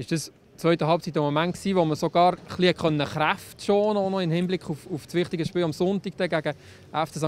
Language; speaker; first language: German; native; German